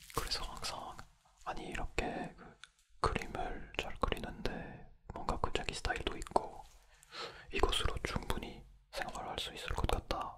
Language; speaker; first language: Korean; non-native, fluent; French